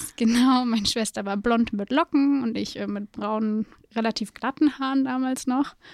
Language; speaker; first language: German; native; German